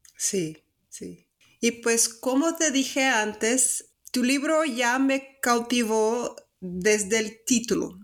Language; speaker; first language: Spanish; non-native, fluent; Portuguese